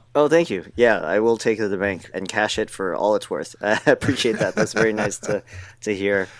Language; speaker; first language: English; native; English